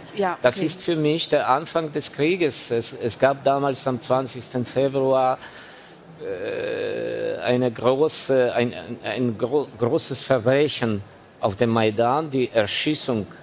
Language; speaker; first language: German; non-native, fluent; Ukrainian